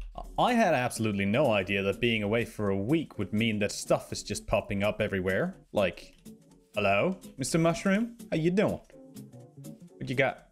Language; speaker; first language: English; native; English